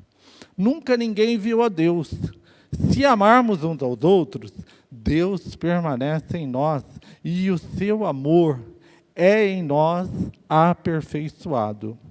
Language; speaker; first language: Portuguese; native; Portuguese